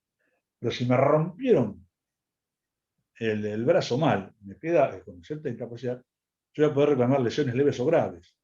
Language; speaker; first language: Spanish; native; Spanish